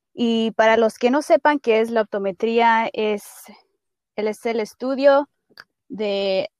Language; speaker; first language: Spanish; early bilingual, heritage; Spanish